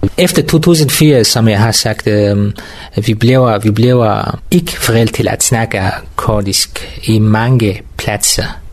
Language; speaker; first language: Danish; non-native, learner; Kurdish